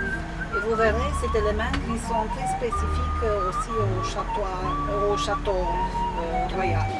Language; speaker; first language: French; non-native, fluent; Romanian